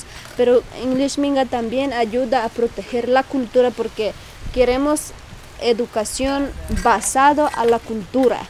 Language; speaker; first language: Spanish; non-native, local second language; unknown